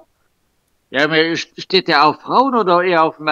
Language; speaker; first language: German; non-native, local second language; Luxembourgish